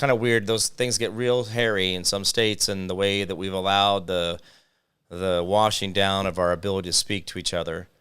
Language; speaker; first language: English; native; English